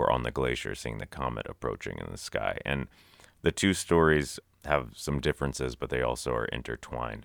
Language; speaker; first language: English; native; English